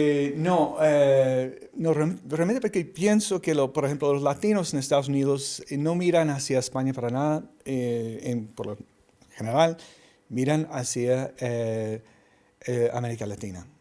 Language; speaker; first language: Spanish; early bilingual, heritage; English